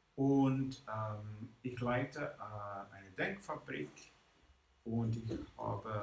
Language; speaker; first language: German; non-native, fluent; English